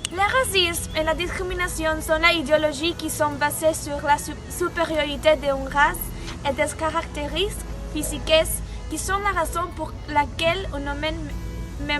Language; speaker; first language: French; non-native, learner; Spanish